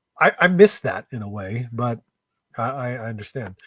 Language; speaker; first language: English; native; English